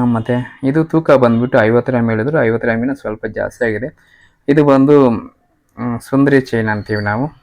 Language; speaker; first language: Kannada; non-native, local second language; Telugu